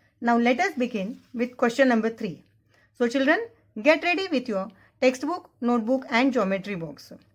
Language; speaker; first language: English; non-native, local second language; Marathi